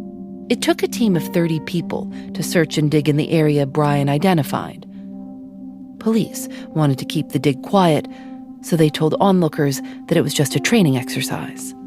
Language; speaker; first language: English; native; English